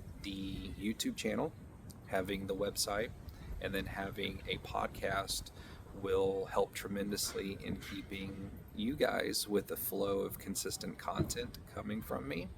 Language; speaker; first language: English; native; English